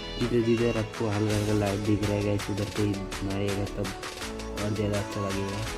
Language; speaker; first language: Hindi; non-native, local second language; Bangla